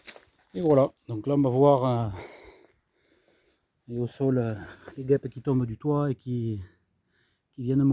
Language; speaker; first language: French; native; French